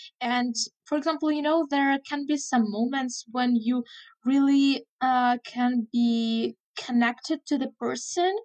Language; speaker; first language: English; non-native, fluent; Ukrainian